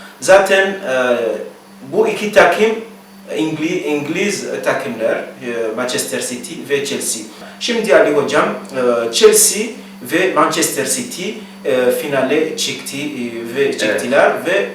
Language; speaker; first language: Turkish; non-native, learner; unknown